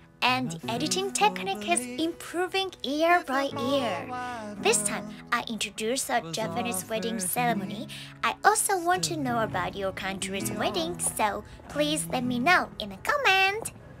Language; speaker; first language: English; non-native, fluent; Japanese